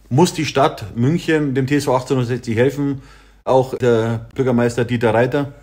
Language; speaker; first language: German; native; German